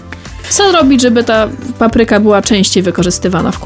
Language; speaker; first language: Polish; native; Polish